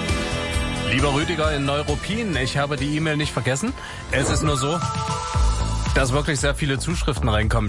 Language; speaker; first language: German; native; German